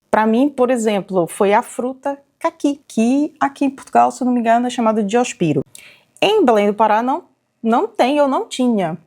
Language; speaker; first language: Portuguese; native; Portuguese